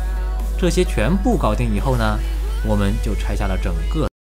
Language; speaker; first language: Chinese; native; Chinese